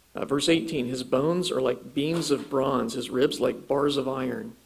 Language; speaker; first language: English; native; English